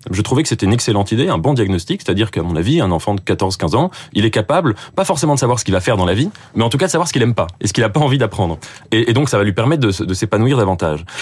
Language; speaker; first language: French; native; French